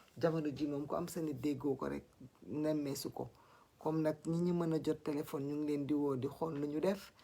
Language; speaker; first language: Wolof; non-native, local second language; Fula